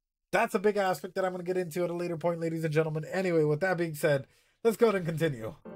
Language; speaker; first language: English; early bilingual, other home language; Spanish